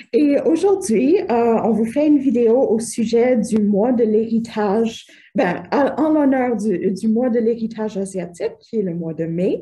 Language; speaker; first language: French; native; French